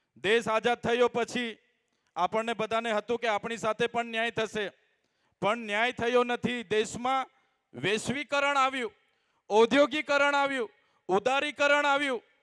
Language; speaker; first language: Gujarati; non-native, local second language; Vasavi